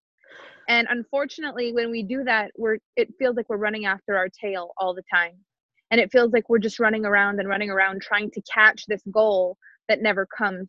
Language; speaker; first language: English; non-native, fluent; French